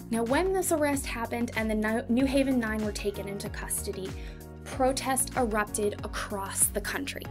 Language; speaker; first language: English; native; English